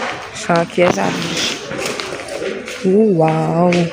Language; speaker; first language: Portuguese; non-native, local second language; Kabuverdianu